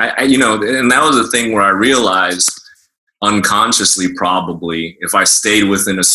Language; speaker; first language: English; native; English